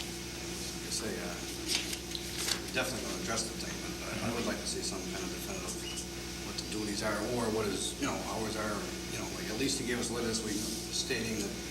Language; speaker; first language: English; native; English